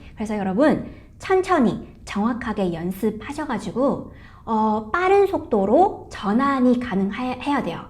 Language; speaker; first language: Korean; non-native, fluent; Chinese